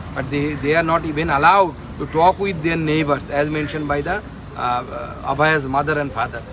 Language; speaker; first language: English; non-native, local second language; Bangla